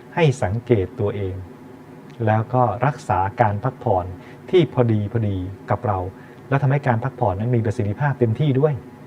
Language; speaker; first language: Thai; native; Thai